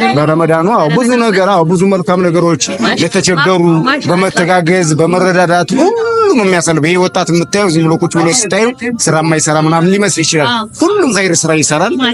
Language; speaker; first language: Amharic; native; Amharic